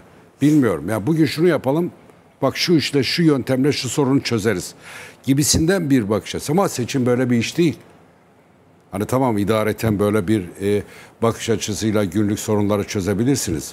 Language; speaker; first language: Turkish; native; Turkish